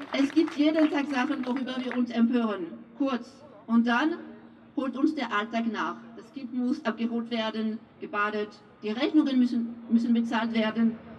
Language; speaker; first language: German; non-native, fluent; French